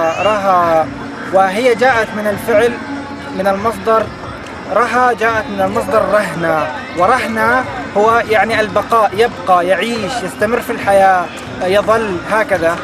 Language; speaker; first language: Arabic; native; Arabic